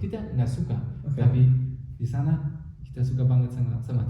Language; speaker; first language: Indonesian; non-native, fluent; German